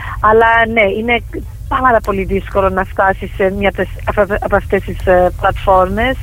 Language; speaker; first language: Greek; early bilingual, heritage; Greek